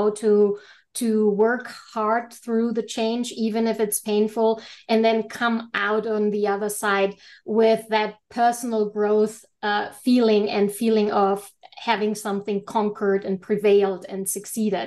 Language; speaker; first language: English; non-native, fluent; German